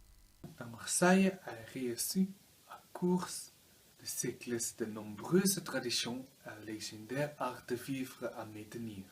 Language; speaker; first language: French; non-native, learner; Dutch